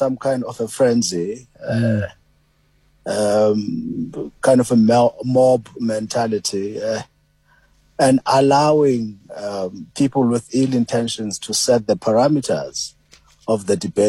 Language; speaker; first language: English; non-native, local second language; Xhosa